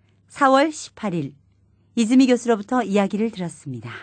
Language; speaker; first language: Korean; native; Korean